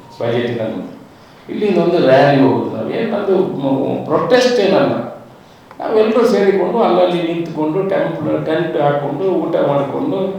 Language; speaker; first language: Kannada; non-native, local second language; Tulu